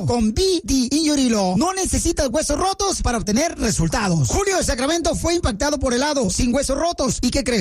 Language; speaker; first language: Spanish; native; Spanish